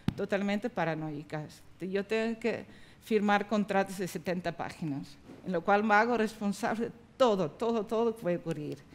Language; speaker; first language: Spanish; non-native, fluent; Dutch